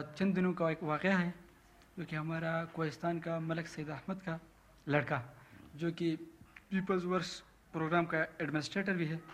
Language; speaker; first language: Urdu; non-native, local second language; Pashto